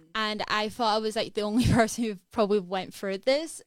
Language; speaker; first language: English; native; English